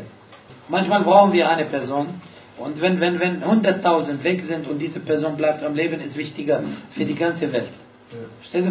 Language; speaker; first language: German; non-native, fluent; Arabic